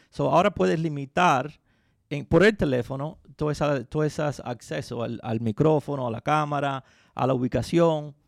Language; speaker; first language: Spanish; early bilingual, heritage; Spanish